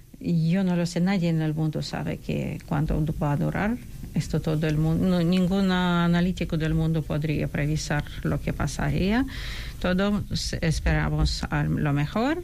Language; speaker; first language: Spanish; non-native, fluent; Ukrainian